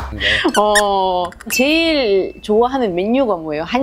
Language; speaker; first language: Korean; non-native, fluent; Arabic